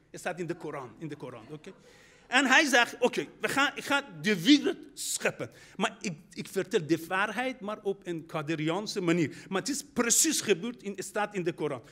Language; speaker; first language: Dutch; non-native, fluent; Persian